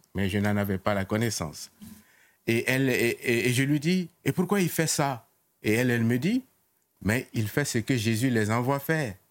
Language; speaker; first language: French; non-native, local second language; Mossi